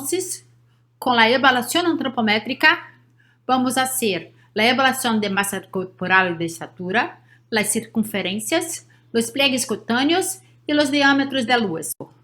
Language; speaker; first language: Spanish; non-native, learner; Portuguese